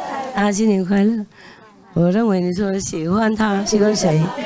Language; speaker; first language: Chinese; non-native, fluent; Vietnamese